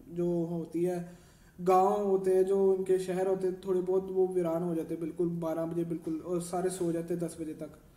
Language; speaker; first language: Urdu; non-native, local second language; Punjabi